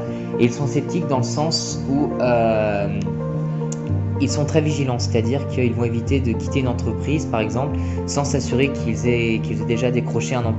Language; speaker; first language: French; native; French